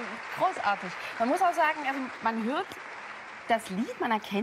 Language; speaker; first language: German; native; German